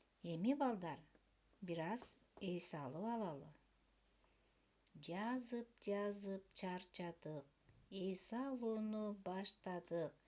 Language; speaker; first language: Kyrgyz; native; Kyrgyz